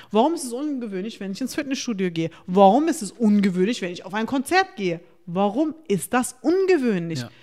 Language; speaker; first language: German; early bilingual, other home language; Turkish